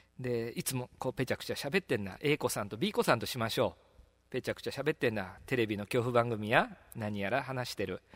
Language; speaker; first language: Japanese; native; Japanese